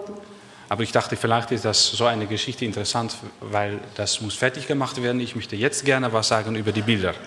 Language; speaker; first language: German; non-native, learner; Dutch